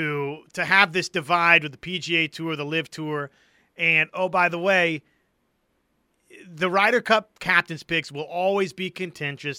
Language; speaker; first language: English; native; English